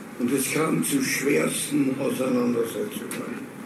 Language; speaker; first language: German; native; German